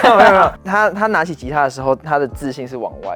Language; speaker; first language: Chinese; native; Chinese